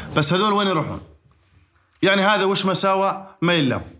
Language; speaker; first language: Arabic; native; Arabic